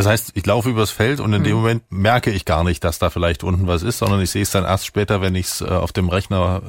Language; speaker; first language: German; native; German